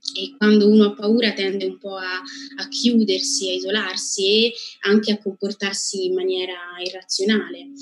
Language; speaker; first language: Italian; native; Italian